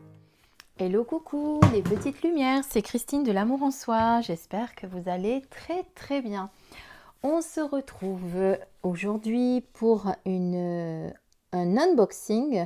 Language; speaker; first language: French; native; French